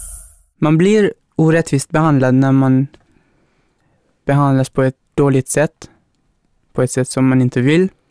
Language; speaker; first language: Swedish; non-native, learner; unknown